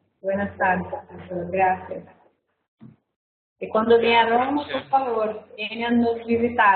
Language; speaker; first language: Spanish; non-native, fluent; Portuguese